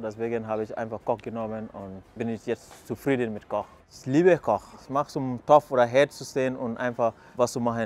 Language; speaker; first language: German; non-native, fluent; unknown